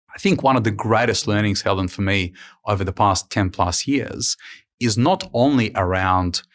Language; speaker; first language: English; early bilingual, other home language; Ukrainian